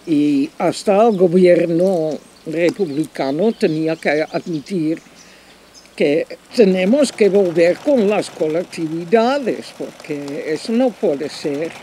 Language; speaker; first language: Spanish; non-native, fluent; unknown